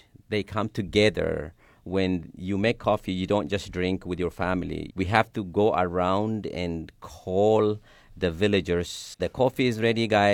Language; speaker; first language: English; non-native, fluent; Sidamo